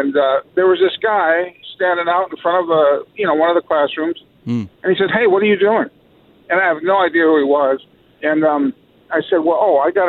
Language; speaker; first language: English; native; English